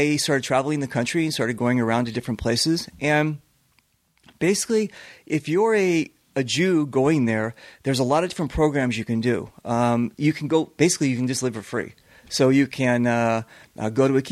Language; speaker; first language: English; native; English